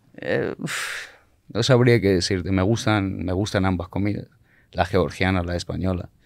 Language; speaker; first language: Spanish; non-native, fluent; Georgian